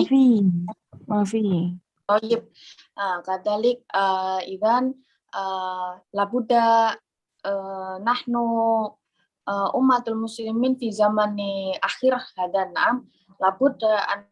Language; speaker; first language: Arabic; non-native, learner; Indonesian